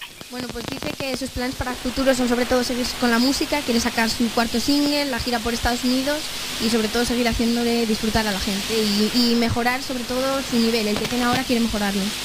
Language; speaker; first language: Spanish; native; Spanish